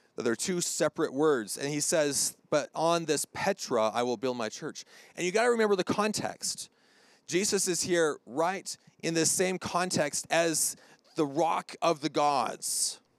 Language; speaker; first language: English; native; English